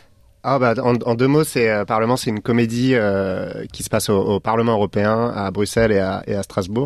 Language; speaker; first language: French; native; French